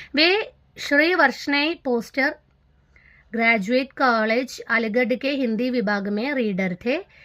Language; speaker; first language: Hindi; non-native, local second language; Malayalam